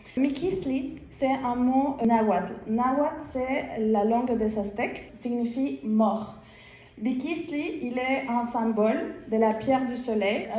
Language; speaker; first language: French; non-native, fluent; Spanish